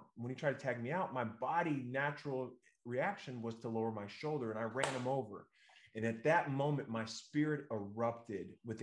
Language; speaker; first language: English; native; English